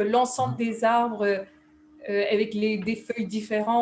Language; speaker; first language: French; native; French